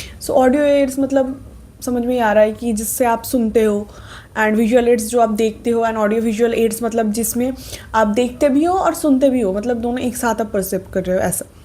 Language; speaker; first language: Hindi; non-native, local second language; Bangla